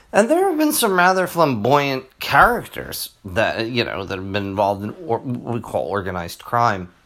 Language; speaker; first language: English; native; English